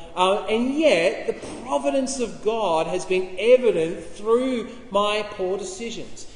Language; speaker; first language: English; native; English